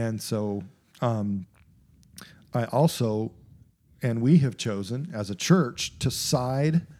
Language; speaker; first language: English; native; English